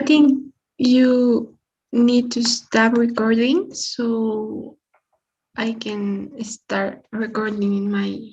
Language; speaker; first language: English; non-native, learner; Spanish